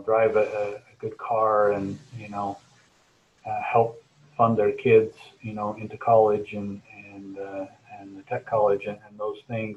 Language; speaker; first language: English; native; English